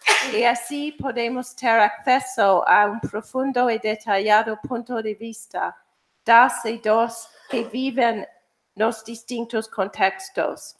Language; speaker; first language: Galician; non-native, fluent; English